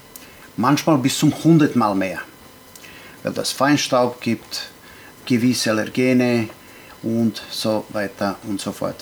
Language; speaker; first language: German; non-native, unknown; Serbian